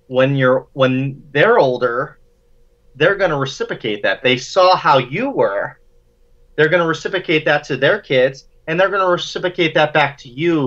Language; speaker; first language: English; native; English